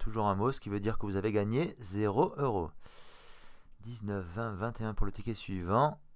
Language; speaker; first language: French; native; French